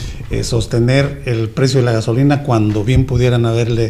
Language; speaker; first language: Spanish; native; Spanish